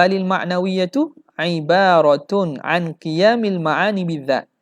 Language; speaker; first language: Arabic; non-native, learner; Malay